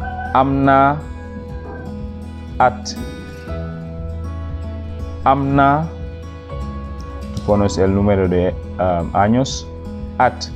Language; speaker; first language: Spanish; non-native, fluent; Wolof